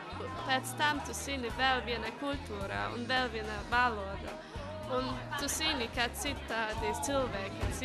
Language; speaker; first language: Latvian; non-native, learner; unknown